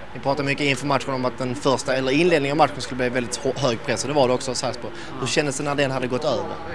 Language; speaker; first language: Swedish; native; Swedish